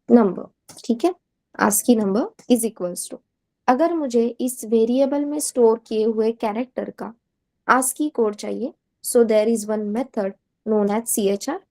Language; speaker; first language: Hindi; non-native, local second language; Marathi